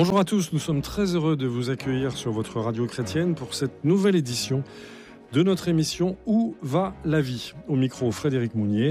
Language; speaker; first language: French; native; French